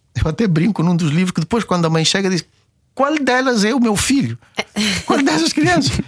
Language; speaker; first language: Portuguese; non-native, local second language; Kabuverdianu